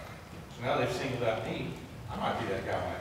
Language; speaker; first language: English; native; English